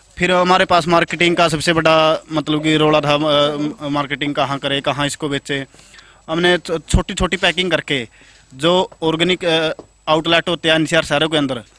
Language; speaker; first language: Hindi; native; Hindi